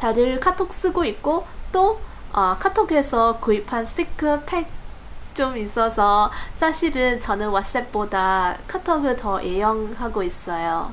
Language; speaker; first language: Korean; non-native, fluent; English